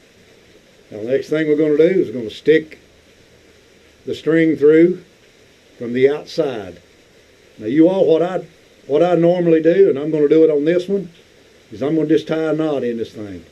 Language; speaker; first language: English; native; English